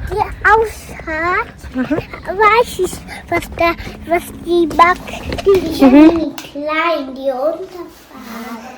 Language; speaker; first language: German; early bilingual, other home language; Telugu